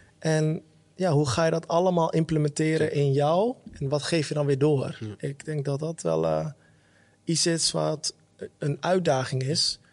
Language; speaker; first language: Dutch; early bilingual, other home language; Somali